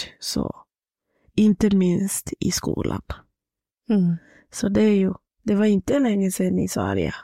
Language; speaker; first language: Swedish; non-native, fluent; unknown